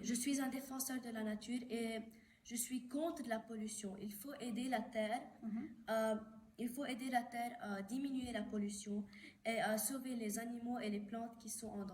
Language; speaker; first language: French; non-native, local second language; Arabic